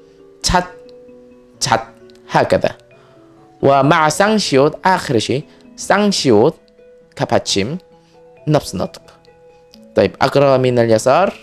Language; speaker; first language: Arabic; non-native, fluent; Korean